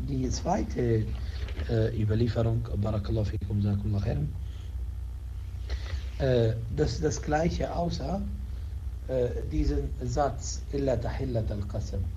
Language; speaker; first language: German; non-native, fluent; Arabic